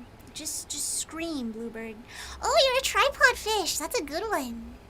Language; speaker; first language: English; native; English